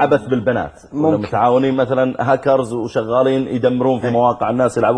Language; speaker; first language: Arabic; native; Arabic